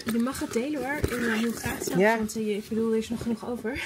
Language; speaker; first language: Dutch; native; Dutch